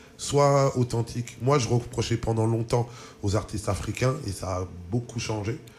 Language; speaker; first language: French; early bilingual, other home language; Lingala